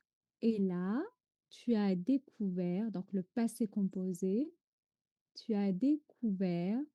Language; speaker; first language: French; non-native, fluent; Arabic